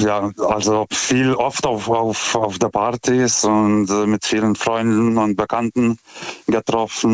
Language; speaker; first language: German; non-native, fluent; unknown